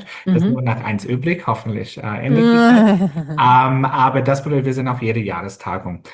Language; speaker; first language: German; non-native, fluent; English